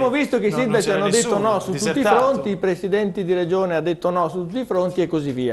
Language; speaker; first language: Italian; native; Italian